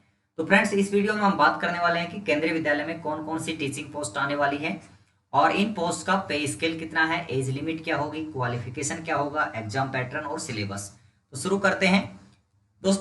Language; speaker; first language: Hindi; native; Hindi